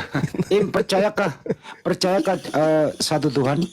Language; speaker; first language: Indonesian; native; Indonesian